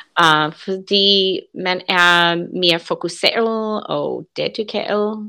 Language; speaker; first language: Danish; non-native, learner; English